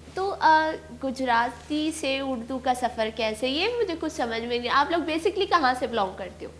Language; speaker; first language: Urdu; non-native, local second language; Baluchi